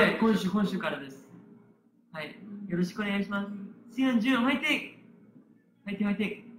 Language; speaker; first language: Japanese; non-native, learner; Korean